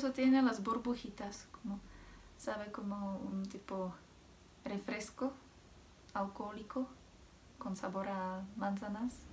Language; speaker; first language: Spanish; non-native, fluent; Czech